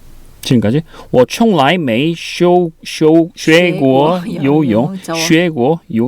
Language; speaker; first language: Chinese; non-native, learner; Korean